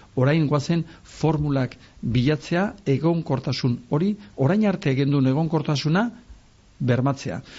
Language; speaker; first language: Basque; native; Basque